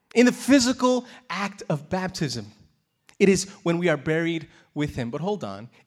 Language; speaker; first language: English; native; English